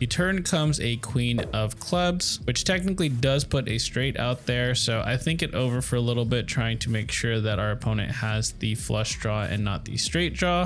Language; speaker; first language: English; native; English